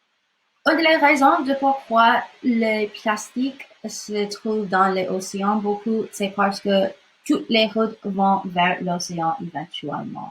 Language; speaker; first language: French; non-native, local second language; English